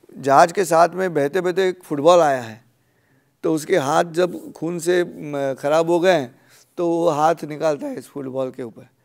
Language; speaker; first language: Hindi; non-native, local second language; Marathi